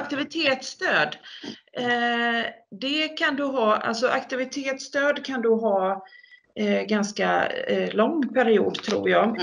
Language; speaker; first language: Swedish; native; Swedish